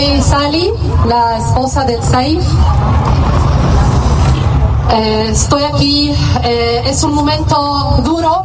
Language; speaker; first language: Spanish; non-native, learner; Arabic